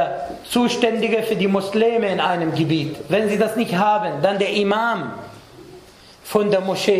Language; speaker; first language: German; non-native, fluent; Arabic